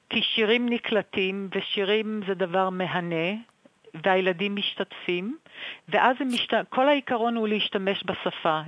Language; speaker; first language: Hebrew; native; Hebrew